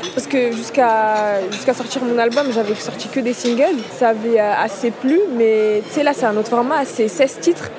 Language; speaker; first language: French; early bilingual, other home language; Kabuverdianu